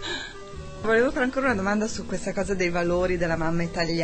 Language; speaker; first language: Italian; native; Italian